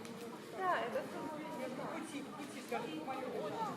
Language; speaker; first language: Russian; non-native, fluent; Estonian